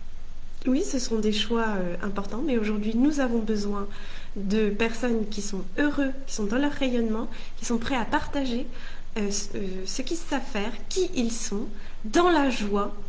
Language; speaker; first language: French; native; French